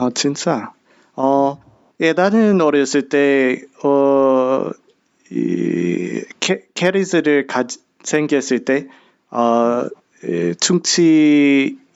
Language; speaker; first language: Korean; non-native, learner; English